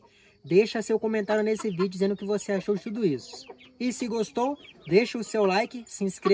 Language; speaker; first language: Portuguese; native; Portuguese